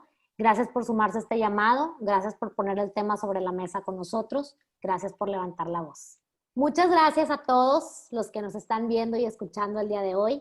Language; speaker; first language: Spanish; native; Spanish